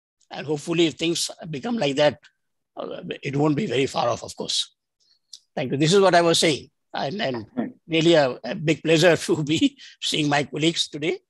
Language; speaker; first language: English; non-native, local second language; Bangla